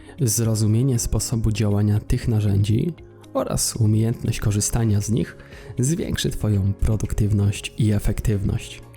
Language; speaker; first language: Polish; native; Polish